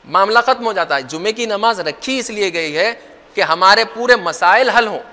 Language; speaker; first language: Urdu; native; Urdu